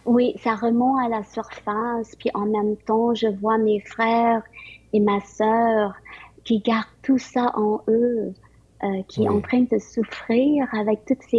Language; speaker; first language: French; early bilingual, other home language; Vietnamese